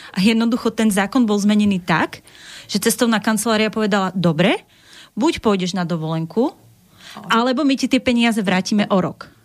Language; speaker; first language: Slovak; native; Slovak